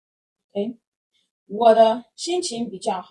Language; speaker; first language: Chinese; non-native, fluent; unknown